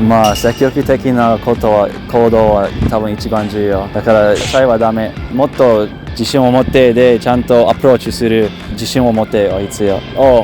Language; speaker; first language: Japanese; non-native, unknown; English